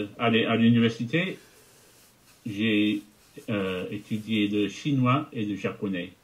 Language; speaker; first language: French; non-native, fluent; English